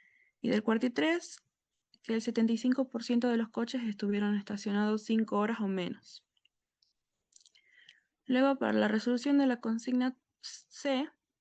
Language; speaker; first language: Spanish; native; Spanish